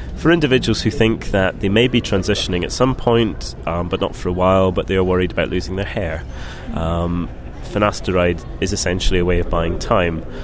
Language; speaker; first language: English; native; English